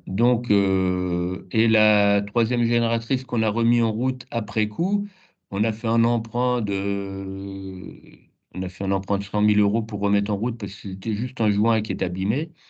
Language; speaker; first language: French; native; French